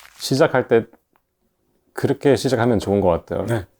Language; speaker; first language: Korean; non-native, fluent; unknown